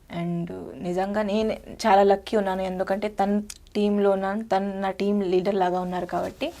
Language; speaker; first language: Telugu; non-native, fluent; Hindi